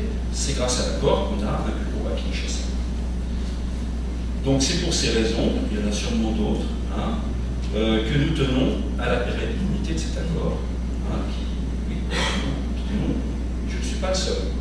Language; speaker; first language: French; native; French